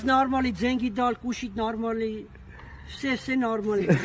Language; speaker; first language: Russian; non-native, learner; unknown